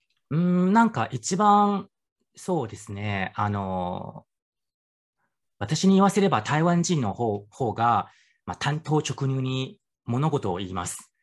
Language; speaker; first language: Japanese; non-native, fluent; Chinese